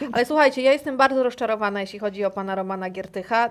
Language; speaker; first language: Polish; native; Polish